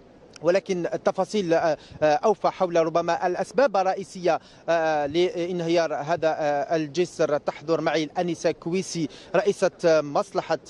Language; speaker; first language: Arabic; native; Arabic